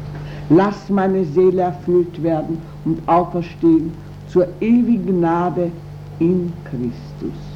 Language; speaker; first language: German; native; German